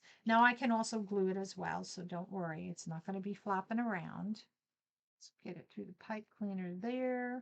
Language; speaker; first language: English; native; English